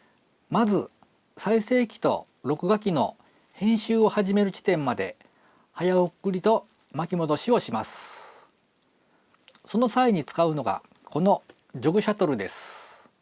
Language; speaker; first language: Japanese; native; Japanese